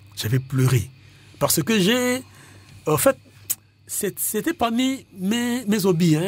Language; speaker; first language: French; non-native, local second language; Lingala